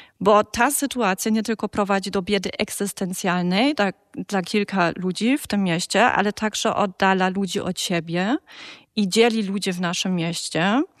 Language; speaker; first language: Polish; early bilingual, heritage; Polish